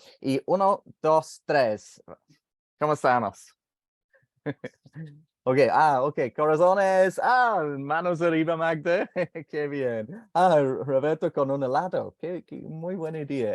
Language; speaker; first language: Spanish; non-native, fluent; English